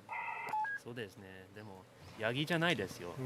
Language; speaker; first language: Japanese; non-native, fluent; English